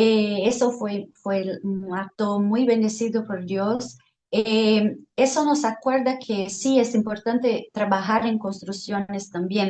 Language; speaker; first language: Spanish; non-native, fluent; Portuguese